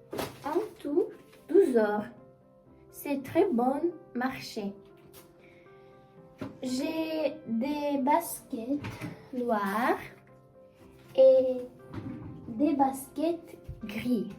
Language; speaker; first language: French; non-native, learner; Russian